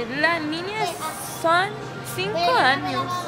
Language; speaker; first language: Spanish; non-native, learner; English